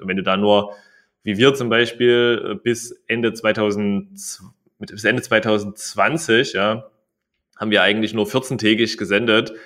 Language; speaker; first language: German; native; German